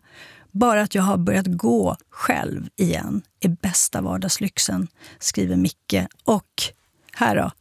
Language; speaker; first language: Swedish; native; Swedish